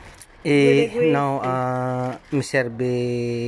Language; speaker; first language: Italian; non-native, learner; Filipino